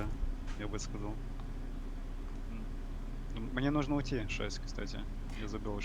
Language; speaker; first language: Russian; non-native, learner; English